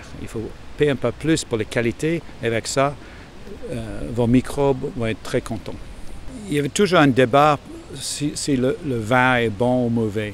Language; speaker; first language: French; non-native, fluent; English